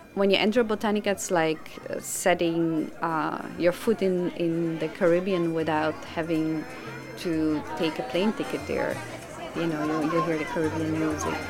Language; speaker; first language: English; non-native, fluent; Dutch